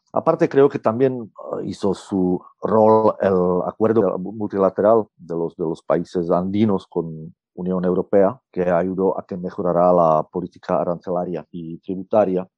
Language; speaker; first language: Spanish; non-native, fluent; Czech